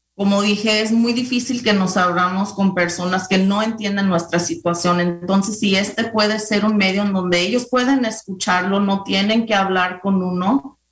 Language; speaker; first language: Spanish; early bilingual, heritage; Spanish